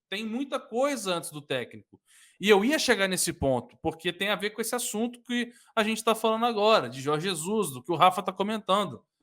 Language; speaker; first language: Portuguese; native; Portuguese